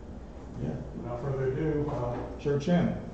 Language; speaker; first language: English; native; English